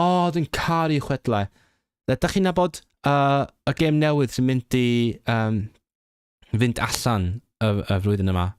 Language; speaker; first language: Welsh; non-native, learner; Cantonese